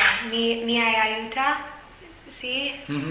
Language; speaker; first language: Italian; non-native, learner; English